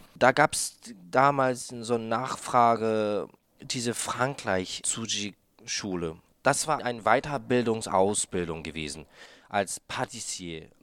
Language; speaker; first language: German; non-native, fluent; Japanese